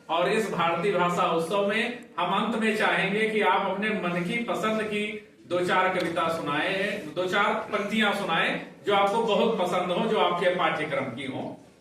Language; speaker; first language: Hindi; native; Hindi